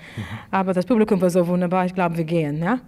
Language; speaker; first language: German; non-native, fluent; English